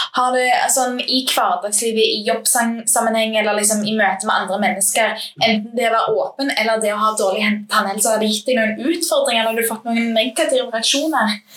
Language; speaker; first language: Norwegian; native; Norwegian